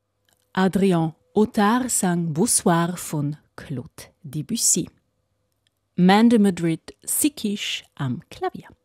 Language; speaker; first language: German; native; German